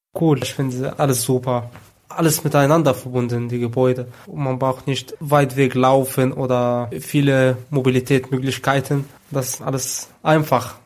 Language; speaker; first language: German; non-native, fluent; Arabic